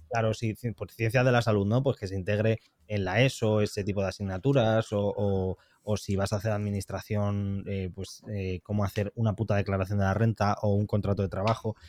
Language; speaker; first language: Spanish; native; Spanish